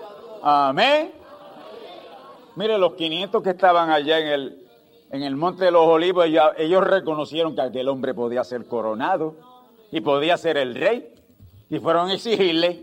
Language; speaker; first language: Spanish; native; Spanish